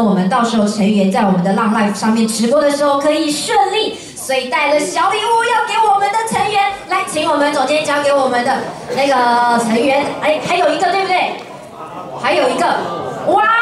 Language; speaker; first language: Chinese; native; Chinese